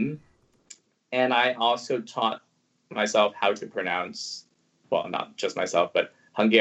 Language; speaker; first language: English; non-native, fluent; Cantonese